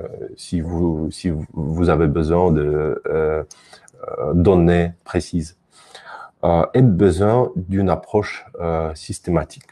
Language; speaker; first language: French; non-native, fluent; Russian